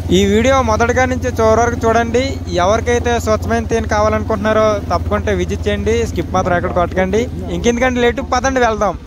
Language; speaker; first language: Telugu; non-native, local second language; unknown